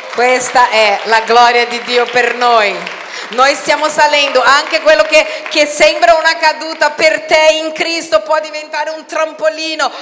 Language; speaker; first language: Italian; non-native, fluent; Portuguese